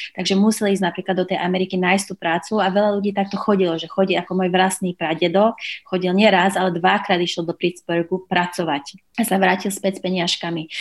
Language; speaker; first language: Slovak; early bilingual, heritage; Slovak